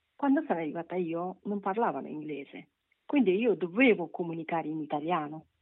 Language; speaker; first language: Italian; non-native, fluent; Persian